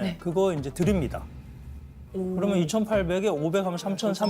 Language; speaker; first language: Korean; native; Korean